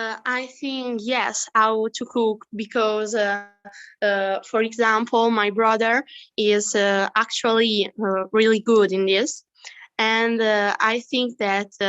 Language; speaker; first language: English; non-native, fluent; Italian